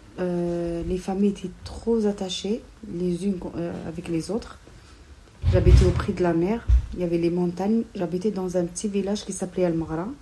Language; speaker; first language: French; non-native, local second language; Kabyle